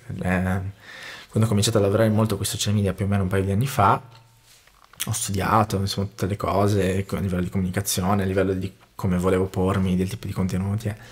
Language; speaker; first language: Italian; non-native, fluent; Portuguese